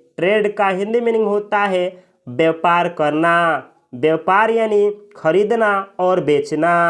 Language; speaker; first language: Hindi; native; Hindi